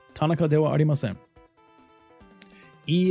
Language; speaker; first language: Japanese; non-native, fluent; English